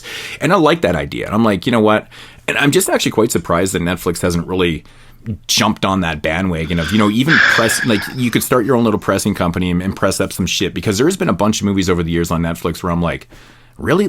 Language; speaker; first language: English; native; English